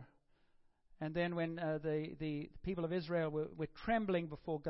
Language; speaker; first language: English; native; English